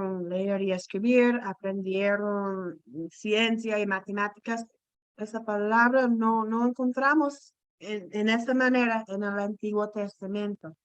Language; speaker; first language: Spanish; non-native, fluent; English